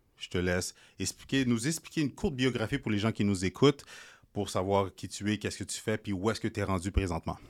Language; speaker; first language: French; early bilingual, other home language; Haitian Creole